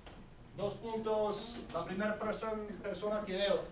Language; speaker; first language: Spanish; non-native, fluent; English